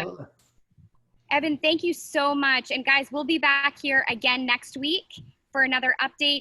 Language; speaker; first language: English; native; English